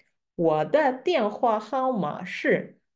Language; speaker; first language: Chinese; non-native, fluent; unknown